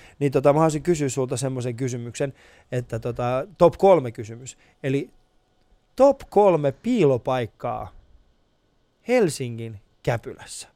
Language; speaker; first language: Finnish; early bilingual, other home language; Persian